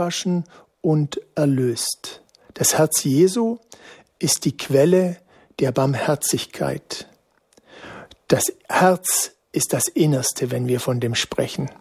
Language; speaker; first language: German; native; German